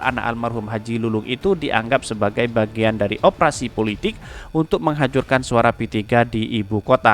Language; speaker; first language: Indonesian; native; Indonesian